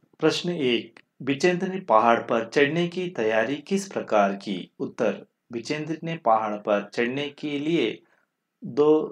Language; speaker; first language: Hindi; non-native, local second language; Kannada